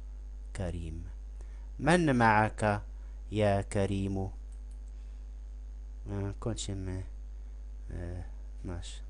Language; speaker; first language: Polish; non-native, fluent; Arabic